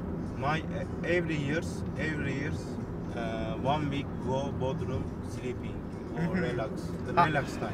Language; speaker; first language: English; non-native, learner; Turkish